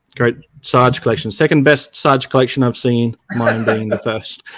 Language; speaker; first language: English; native; English